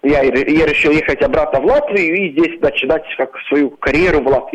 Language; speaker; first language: Russian; non-native, local second language; Latvian